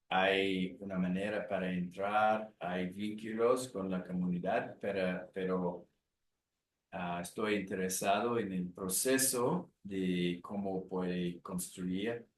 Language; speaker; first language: Spanish; non-native, fluent; English